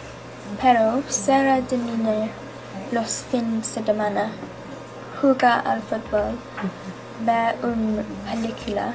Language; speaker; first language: Spanish; non-native, learner; English